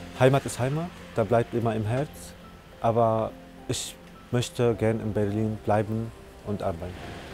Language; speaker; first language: German; non-native, learner; Arabic